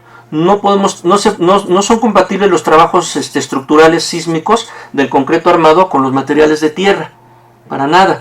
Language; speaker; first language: Spanish; native; Spanish